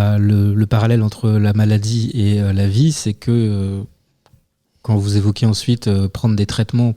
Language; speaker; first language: French; native; French